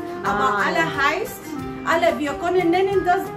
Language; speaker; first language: German; non-native, learner; Arabic